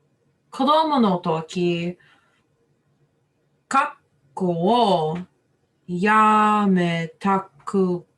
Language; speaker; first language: Japanese; non-native, learner; English